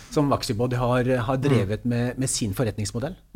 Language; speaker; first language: Norwegian; native; Norwegian